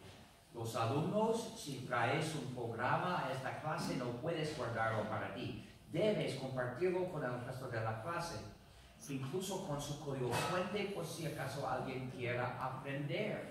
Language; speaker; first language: Spanish; non-native, fluent; English